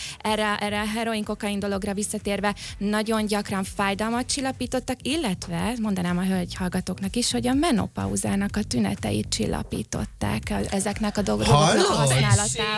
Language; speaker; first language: Hungarian; native; Hungarian